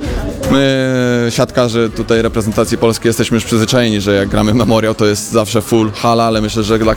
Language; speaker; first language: Polish; native; Polish